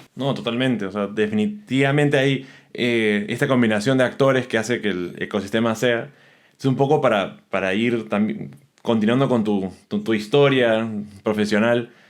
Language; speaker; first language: Spanish; native; Spanish